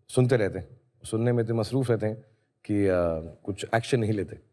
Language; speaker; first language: Hindi; native; Hindi